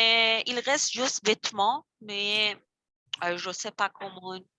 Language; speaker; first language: French; non-native, learner; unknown